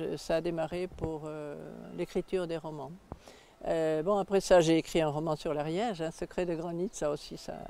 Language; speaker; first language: French; native; French